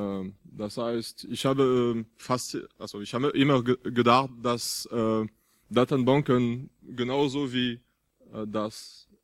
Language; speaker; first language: German; non-native, fluent; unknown